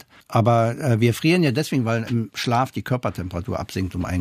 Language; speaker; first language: German; non-native, fluent; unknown